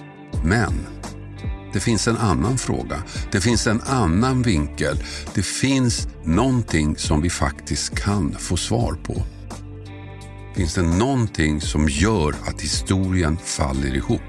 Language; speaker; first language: Swedish; native; Swedish